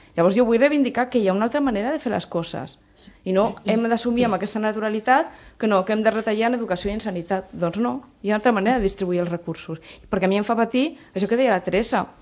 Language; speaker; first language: Catalan; non-native, local second language; Spanish